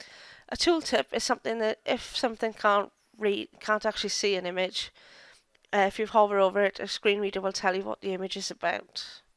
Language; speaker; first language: English; native; English